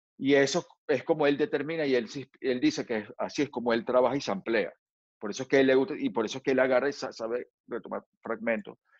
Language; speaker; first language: Spanish; native; Spanish